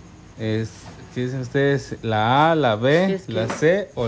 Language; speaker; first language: Spanish; native; Spanish